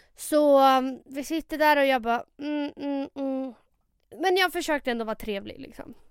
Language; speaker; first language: Swedish; early bilingual, other home language; Spanish